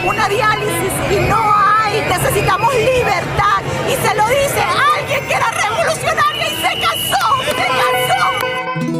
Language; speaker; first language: Spanish; native; Spanish